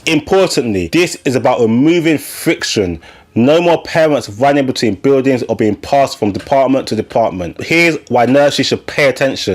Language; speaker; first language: English; native; English